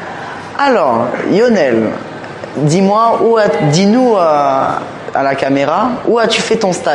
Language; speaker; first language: French; native; French